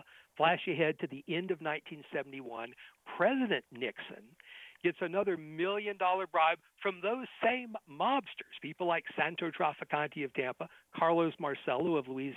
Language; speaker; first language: English; native; English